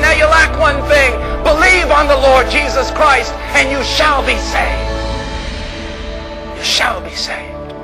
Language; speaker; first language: English; native; English